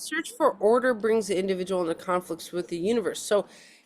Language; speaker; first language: English; native; English